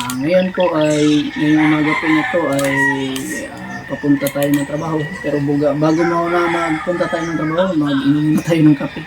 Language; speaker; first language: Filipino; non-native, local second language; Cebuano